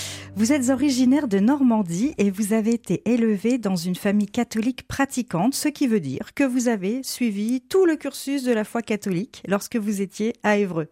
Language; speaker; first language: French; native; French